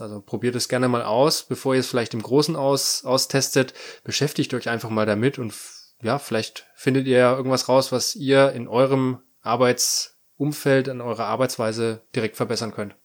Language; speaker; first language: German; native; German